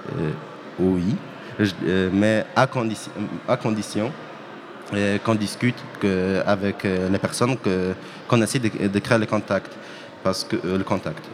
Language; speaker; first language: French; non-native, fluent; Polish